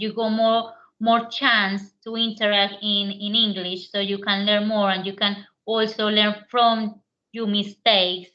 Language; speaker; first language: English; non-native, learner; Spanish